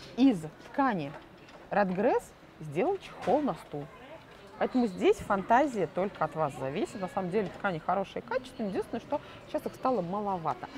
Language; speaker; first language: Russian; native; Russian